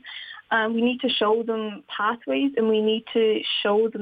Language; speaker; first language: English; native; English